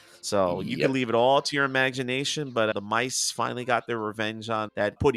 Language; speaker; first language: English; native; English